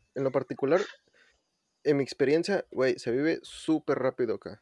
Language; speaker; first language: Spanish; native; Spanish